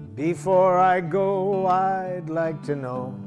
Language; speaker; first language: English; native; English